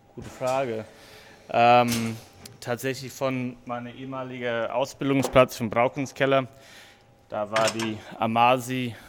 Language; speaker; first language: German; non-native, fluent; English